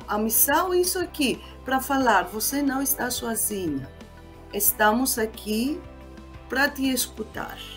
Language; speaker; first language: Portuguese; non-native, fluent; Greek